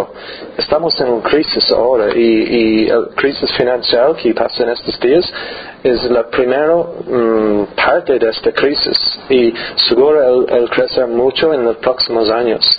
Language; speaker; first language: Spanish; non-native, learner; English